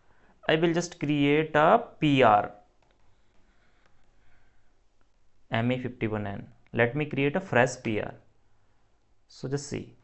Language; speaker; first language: English; non-native, local second language; Hindi